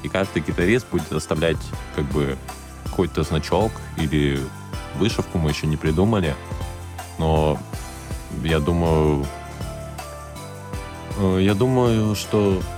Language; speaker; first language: Russian; native; Russian